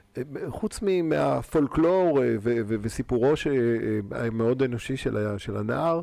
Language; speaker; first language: Hebrew; native; Hebrew